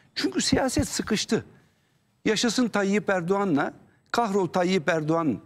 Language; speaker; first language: Turkish; native; Turkish